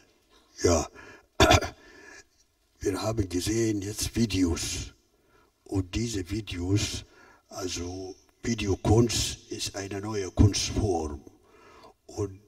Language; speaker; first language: German; non-native, fluent; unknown